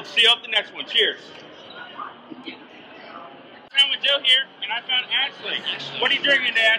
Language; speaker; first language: English; native; English